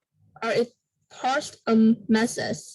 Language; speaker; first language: English; non-native, learner; Vietnamese